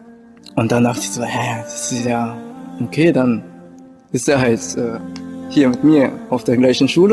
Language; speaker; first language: German; early bilingual, other home language; Japanese